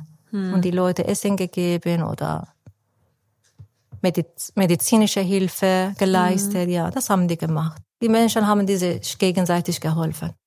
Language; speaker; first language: German; non-native, fluent; Persian